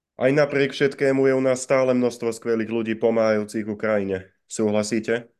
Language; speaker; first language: Slovak; native; Slovak